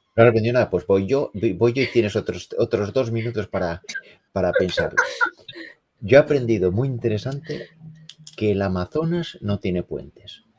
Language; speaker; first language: Spanish; native; Spanish